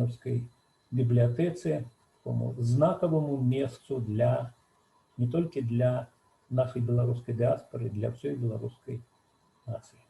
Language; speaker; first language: Belarusian; native; Belarusian